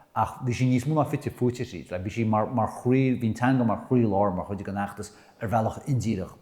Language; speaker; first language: Irish; native; Irish